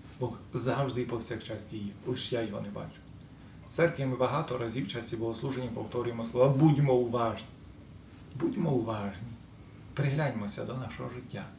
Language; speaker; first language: Ukrainian; native; Ukrainian